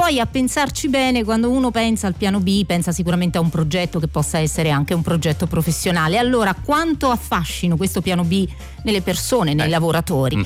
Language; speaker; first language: Italian; native; Italian